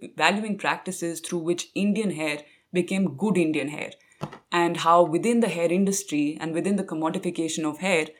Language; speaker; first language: English; non-native, local second language; Punjabi